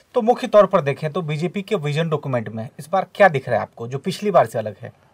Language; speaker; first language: Hindi; native; Hindi